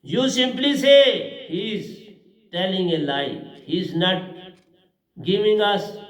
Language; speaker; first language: English; non-native, local second language; Hindi